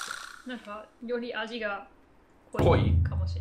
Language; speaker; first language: Japanese; non-native, fluent; German